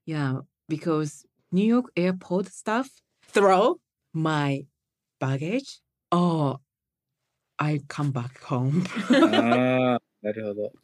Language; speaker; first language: English; non-native, learner; Japanese